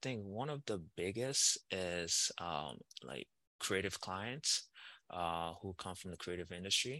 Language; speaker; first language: English; non-native, local second language; Igbo